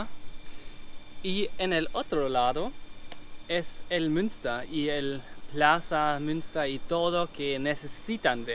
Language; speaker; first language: Spanish; non-native, fluent; German